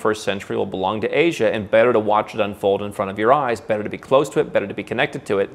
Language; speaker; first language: English; native; English